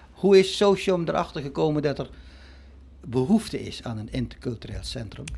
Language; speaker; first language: Dutch; native; Dutch